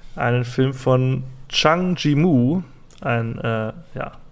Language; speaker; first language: German; native; German